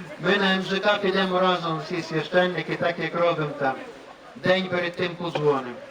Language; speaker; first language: Ukrainian; native; Ukrainian